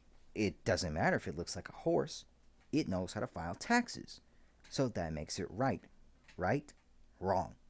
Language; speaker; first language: English; native; English